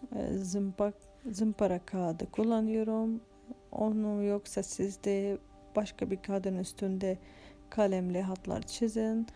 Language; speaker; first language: Turkish; non-native, fluent; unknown